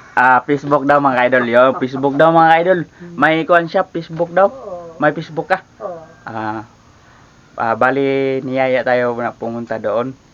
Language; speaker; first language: Filipino; native; Filipino